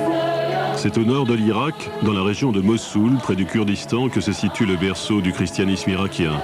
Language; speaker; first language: French; native; French